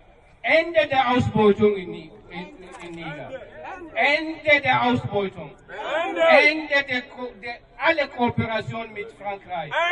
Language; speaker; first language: German; non-native, fluent; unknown